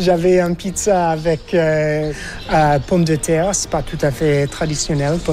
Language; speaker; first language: French; non-native, fluent; English